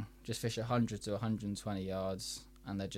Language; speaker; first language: English; native; English